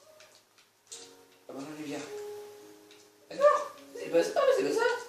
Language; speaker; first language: French; native; French